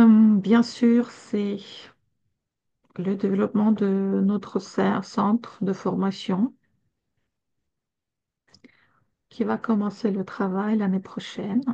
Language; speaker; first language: French; non-native, fluent; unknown